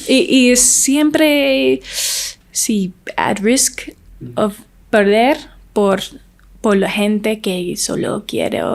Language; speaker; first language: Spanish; non-native, learner; English